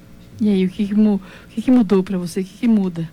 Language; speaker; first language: Portuguese; native; Portuguese